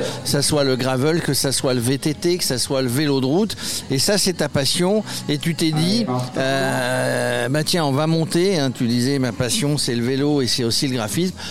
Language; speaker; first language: French; native; French